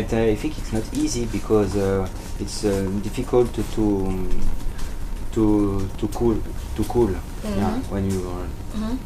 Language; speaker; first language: English; non-native, learner; French